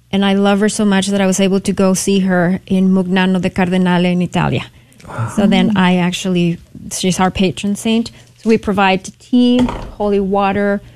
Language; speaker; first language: English; non-native, fluent; Spanish